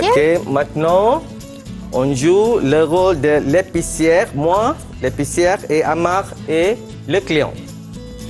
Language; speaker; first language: French; non-native, fluent; Malay